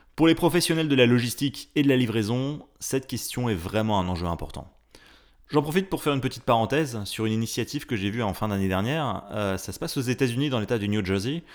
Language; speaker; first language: French; native; French